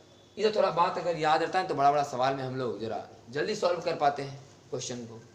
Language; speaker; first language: Hindi; native; Hindi